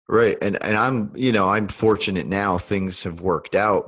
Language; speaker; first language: English; native; English